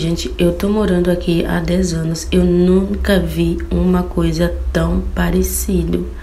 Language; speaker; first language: Portuguese; non-native, fluent; Haitian Creole